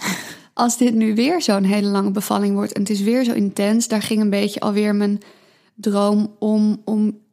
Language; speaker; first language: Dutch; native; Dutch